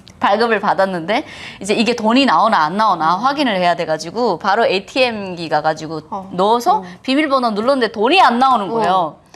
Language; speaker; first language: Korean; native; Korean